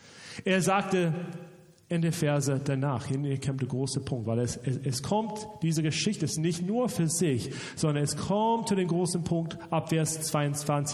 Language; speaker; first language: German; non-native, fluent; English